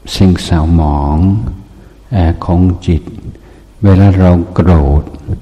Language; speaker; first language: Thai; non-native, fluent; English